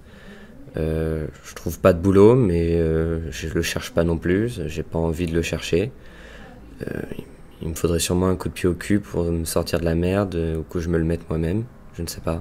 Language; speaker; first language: French; native; French